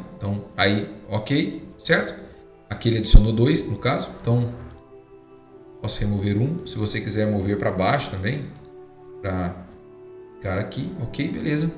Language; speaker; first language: Portuguese; native; Portuguese